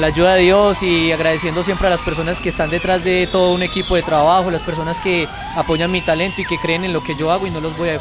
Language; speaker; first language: Spanish; native; Spanish